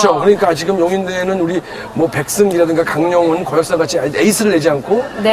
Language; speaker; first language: Korean; native; Korean